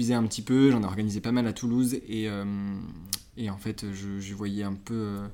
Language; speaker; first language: French; native; French